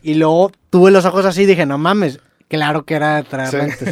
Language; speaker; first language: Spanish; native; Spanish